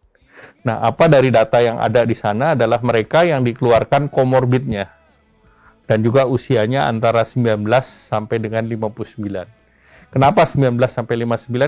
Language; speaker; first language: Indonesian; native; Indonesian